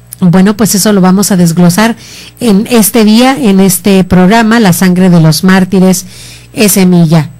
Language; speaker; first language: Spanish; native; Spanish